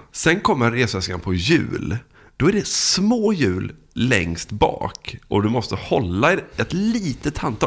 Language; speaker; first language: Swedish; native; Swedish